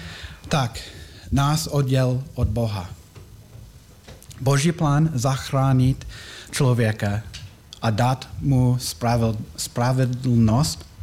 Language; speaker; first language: Czech; non-native, learner; English